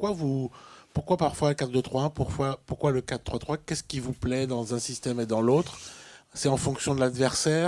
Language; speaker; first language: French; native; French